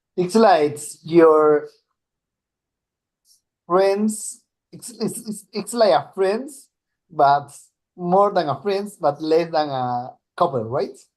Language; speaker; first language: English; non-native, learner; Spanish